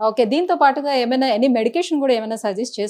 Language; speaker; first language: Telugu; native; Telugu